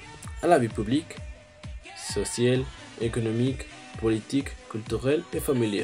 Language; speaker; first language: French; non-native, learner; Spanish